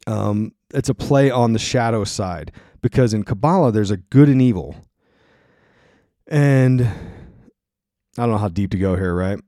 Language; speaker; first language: English; native; English